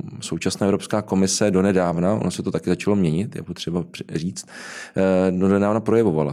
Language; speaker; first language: Czech; native; Czech